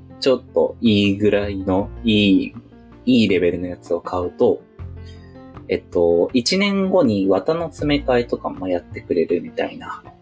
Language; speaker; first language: Japanese; native; Japanese